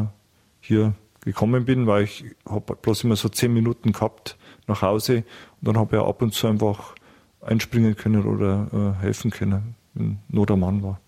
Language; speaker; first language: German; native; German